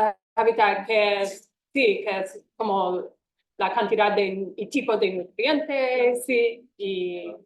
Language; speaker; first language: Spanish; non-native, fluent; English